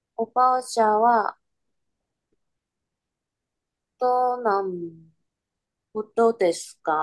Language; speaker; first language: Japanese; non-native, learner; Chinese